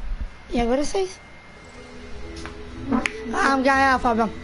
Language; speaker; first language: Portuguese; non-native, fluent; Italian